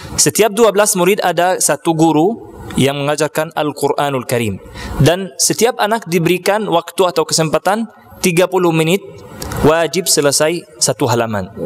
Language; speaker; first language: Malay; non-native, fluent; Arabic